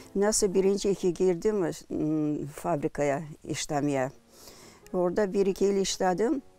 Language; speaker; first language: Azerbaijani; non-native, fluent; Russian